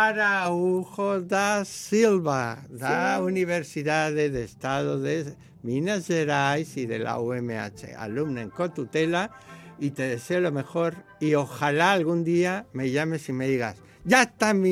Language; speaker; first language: Spanish; native; Spanish